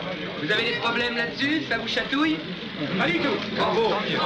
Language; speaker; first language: French; early bilingual, other home language; German